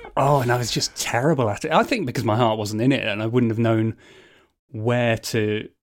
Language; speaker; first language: English; native; English